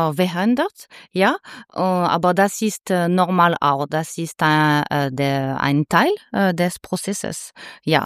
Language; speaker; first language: German; non-native, learner; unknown